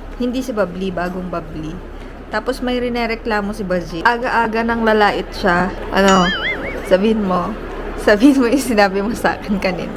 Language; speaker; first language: Filipino; native; Filipino